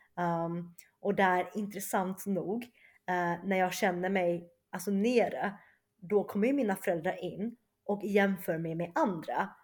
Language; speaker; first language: Swedish; early bilingual, other home language; Chinese